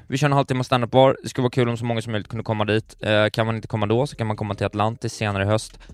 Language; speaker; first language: Swedish; native; Swedish